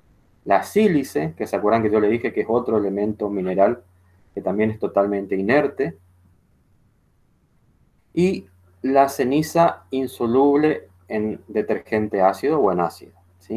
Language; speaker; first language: Spanish; native; Spanish